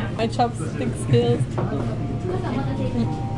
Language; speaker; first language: English; non-native, fluent; Slovak